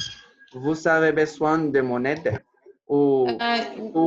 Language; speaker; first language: French; non-native, fluent; Spanish